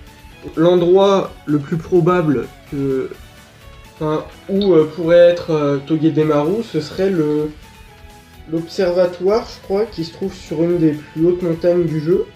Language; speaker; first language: French; native; French